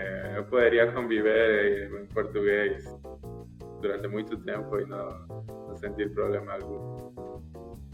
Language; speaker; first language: Portuguese; non-native, learner; Spanish